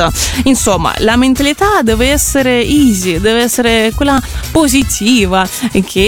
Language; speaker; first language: Italian; native; Italian